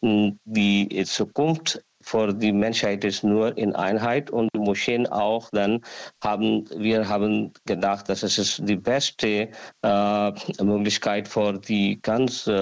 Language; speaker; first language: German; non-native, learner; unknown